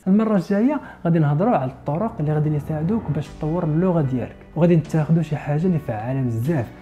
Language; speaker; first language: Arabic; native; Arabic